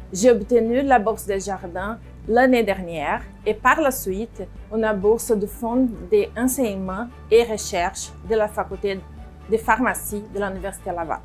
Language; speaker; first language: French; non-native, fluent; Portuguese